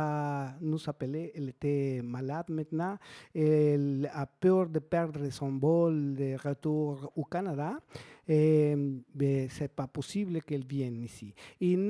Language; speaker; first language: French; non-native, learner; Spanish